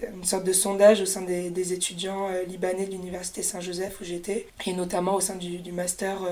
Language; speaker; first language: French; native; French